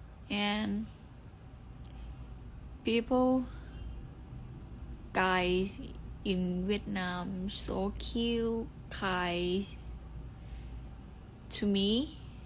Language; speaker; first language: English; non-native, learner; Thai